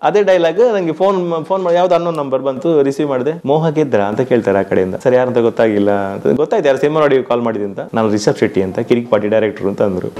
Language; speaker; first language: Kannada; non-native, local second language; Tulu